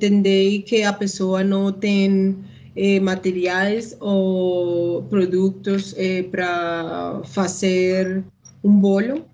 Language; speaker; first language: Portuguese; non-native, learner; Spanish